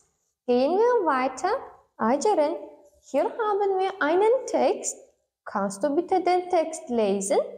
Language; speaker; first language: German; non-native, learner; Turkmen